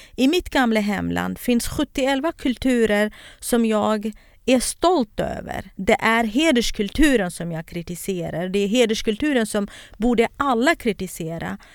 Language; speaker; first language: Swedish; non-native, fluent; Kurdish